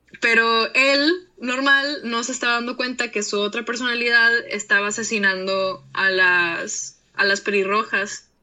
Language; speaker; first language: Spanish; native; Spanish